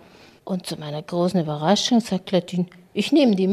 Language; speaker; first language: German; native; German